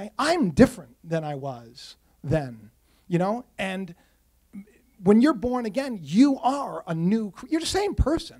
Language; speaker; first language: English; native; English